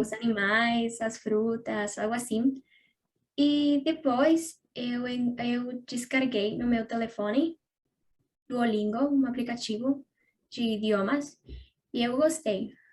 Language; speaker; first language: Portuguese; non-native, learner; Spanish